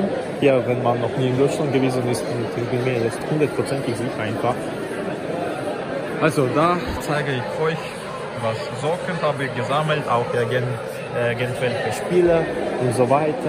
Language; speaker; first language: German; non-native, learner; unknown